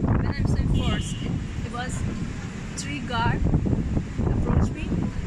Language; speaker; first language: English; non-native, learner; Persian